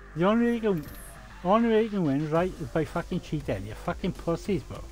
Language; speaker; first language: English; native; English